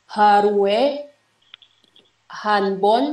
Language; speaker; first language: Korean; non-native, learner; Indonesian